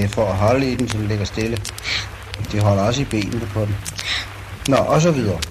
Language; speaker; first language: Danish; native; Danish